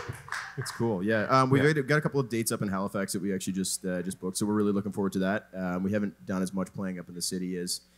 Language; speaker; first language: English; native; English